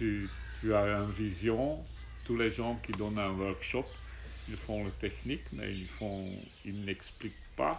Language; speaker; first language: French; non-native, learner; Czech